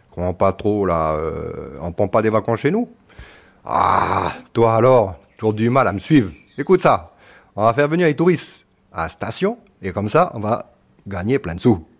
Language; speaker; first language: French; native; French